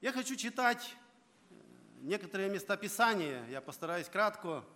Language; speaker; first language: Russian; non-native, local second language; Ukrainian